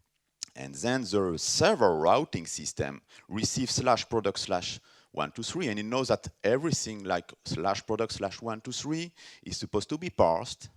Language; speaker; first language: English; non-native, fluent; French